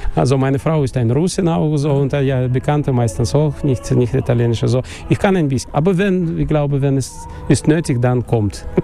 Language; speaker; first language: German; non-native, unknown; Russian